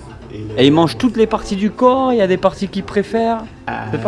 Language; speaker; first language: French; native; French